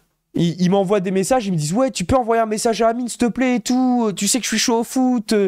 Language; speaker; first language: French; native; French